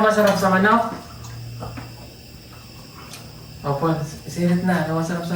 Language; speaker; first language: Filipino; non-native, local second language; Cebuano